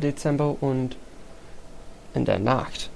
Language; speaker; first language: German; non-native, learner; English